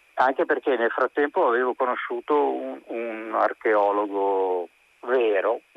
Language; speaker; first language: Italian; native; Italian